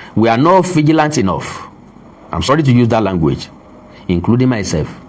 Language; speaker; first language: English; non-native, local second language; Yoruba